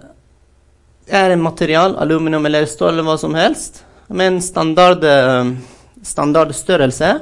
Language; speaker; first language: Norwegian; non-native, fluent; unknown